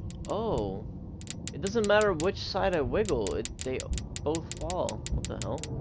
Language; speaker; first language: English; native; English